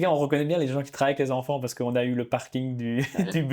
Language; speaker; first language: French; native; French